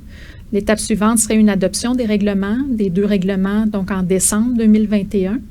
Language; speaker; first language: French; native; French